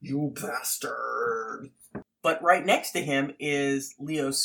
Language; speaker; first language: English; native; English